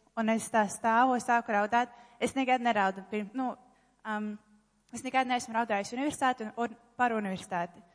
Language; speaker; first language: Latvian; non-native, local second language; Russian